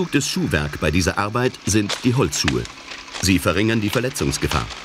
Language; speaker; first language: German; native; German